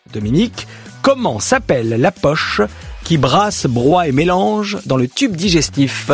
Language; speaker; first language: French; native; French